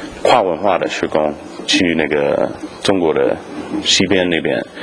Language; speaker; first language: Chinese; non-native, fluent; English